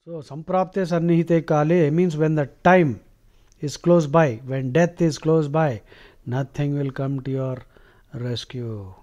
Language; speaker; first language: English; non-native, local second language; Telugu